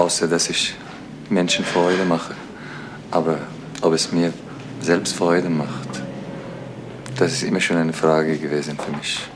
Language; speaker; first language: German; non-native, fluent; Persian